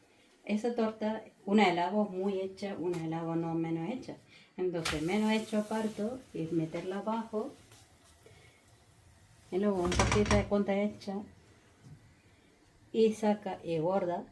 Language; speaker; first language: Spanish; non-native, learner; Malayalam